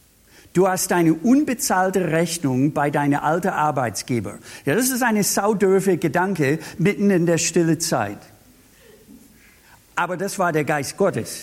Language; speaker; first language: German; non-native, fluent; English